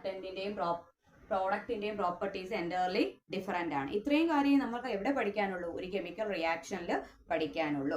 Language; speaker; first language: Malayalam; native; Malayalam